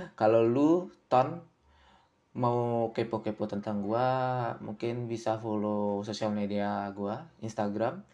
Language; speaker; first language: Indonesian; native; Indonesian